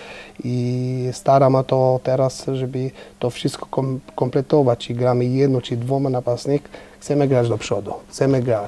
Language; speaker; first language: Polish; non-native, fluent; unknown